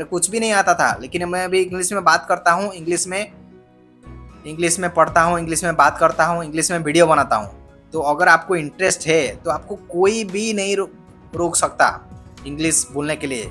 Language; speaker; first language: Hindi; non-native, local second language; Odia